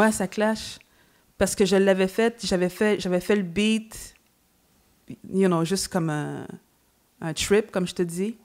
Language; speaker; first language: French; native; French